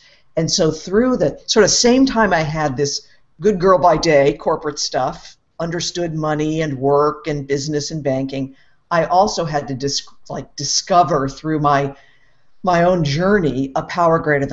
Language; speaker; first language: English; native; English